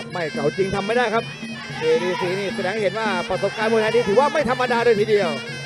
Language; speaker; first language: Thai; native; Thai